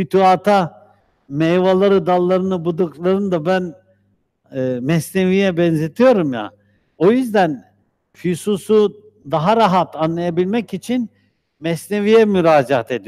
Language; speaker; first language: Turkish; native; Turkish